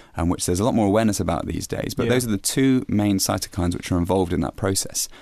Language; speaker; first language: English; native; English